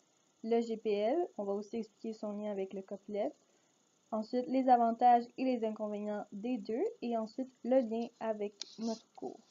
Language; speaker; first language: French; native; French